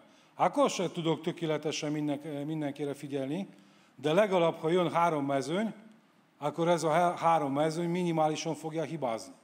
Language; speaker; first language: Hungarian; non-native, fluent; Polish